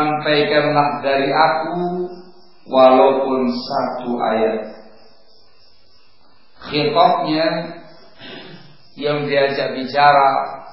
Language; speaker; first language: Indonesian; native; Indonesian